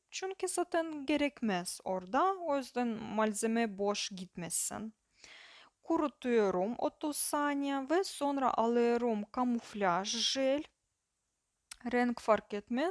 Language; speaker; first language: Turkish; non-native, learner; Russian